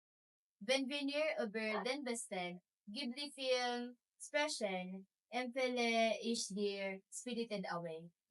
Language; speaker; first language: German; non-native, learner; Filipino